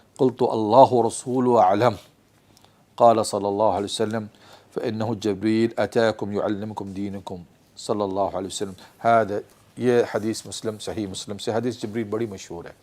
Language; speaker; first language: Urdu; early bilingual, heritage; Urdu